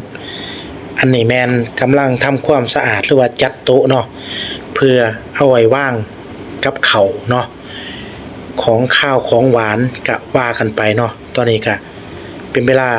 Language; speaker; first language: Thai; non-native, local second language; Lao